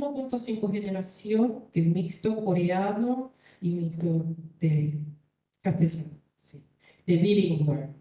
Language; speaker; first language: Spanish; non-native, learner; Korean